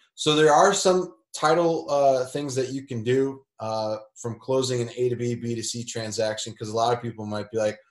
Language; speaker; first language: English; native; English